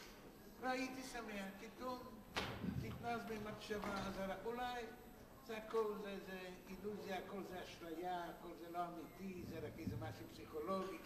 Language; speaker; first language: Hebrew; non-native, fluent; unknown